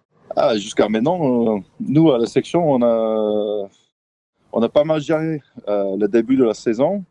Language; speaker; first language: French; non-native, fluent; English